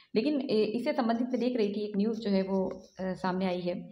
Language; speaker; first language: Hindi; native; Hindi